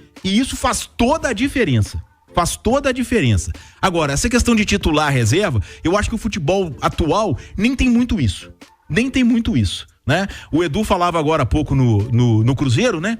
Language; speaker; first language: Portuguese; native; Portuguese